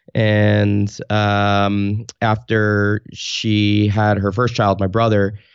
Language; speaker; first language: English; native; English